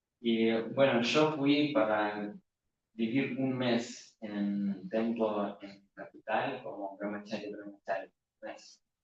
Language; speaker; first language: Spanish; non-native, learner; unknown